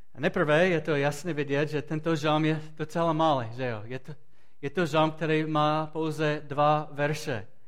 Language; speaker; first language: Czech; non-native, fluent; English